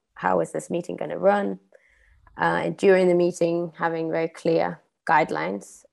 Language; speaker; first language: English; non-native, fluent; Swedish